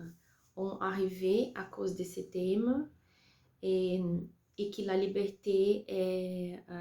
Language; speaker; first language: French; non-native, learner; Portuguese